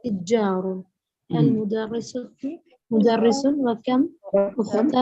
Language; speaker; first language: Arabic; non-native, learner; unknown